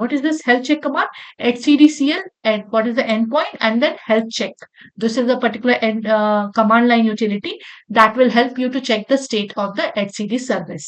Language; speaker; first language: English; non-native, local second language; Hindi